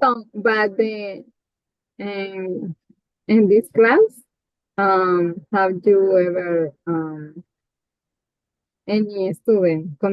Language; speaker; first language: English; non-native, learner; Spanish